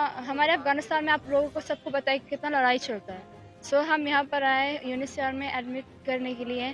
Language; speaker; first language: Hindi; non-native, fluent; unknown